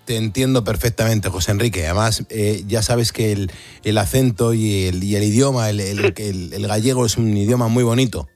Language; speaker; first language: Spanish; native; Spanish